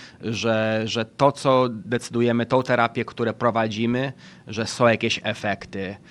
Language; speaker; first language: Polish; early bilingual, heritage; Polish